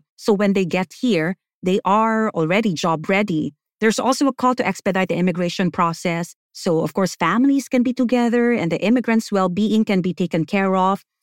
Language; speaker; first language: English; non-native, local second language; Filipino